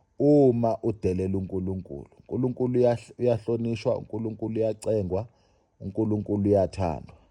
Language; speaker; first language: Zulu; non-native, local second language; Xhosa